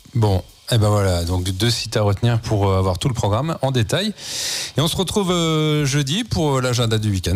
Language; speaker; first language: French; native; French